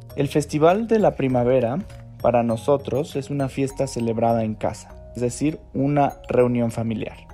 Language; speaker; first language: Spanish; non-native, fluent; Chinese